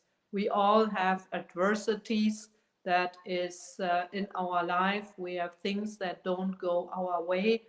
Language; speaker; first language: English; non-native, fluent; German